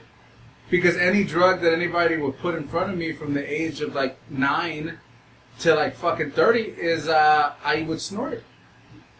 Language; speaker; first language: English; native; English